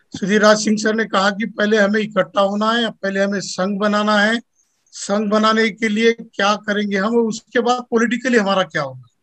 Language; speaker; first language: Hindi; non-native, local second language; Marathi